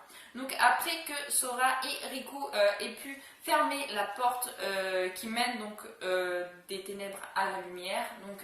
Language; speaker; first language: French; native; French